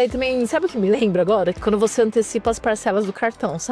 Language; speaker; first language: Portuguese; native; Portuguese